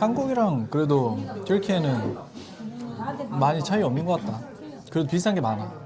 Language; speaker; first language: Korean; native; Korean